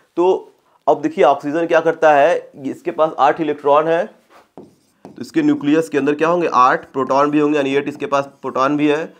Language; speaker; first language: Hindi; native; Hindi